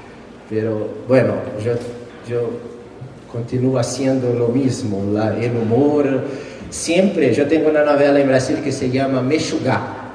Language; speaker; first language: Spanish; non-native, fluent; Portuguese